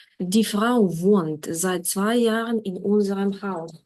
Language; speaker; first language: German; non-native, fluent; Ukrainian